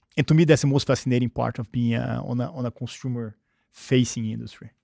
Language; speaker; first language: English; non-native, fluent; Portuguese